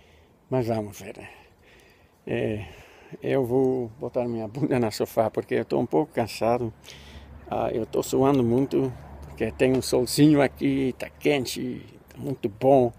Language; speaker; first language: Portuguese; non-native, learner; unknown